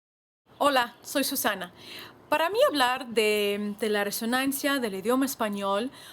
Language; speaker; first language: Spanish; non-native, fluent; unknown